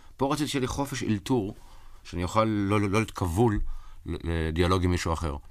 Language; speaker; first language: Hebrew; native; Hebrew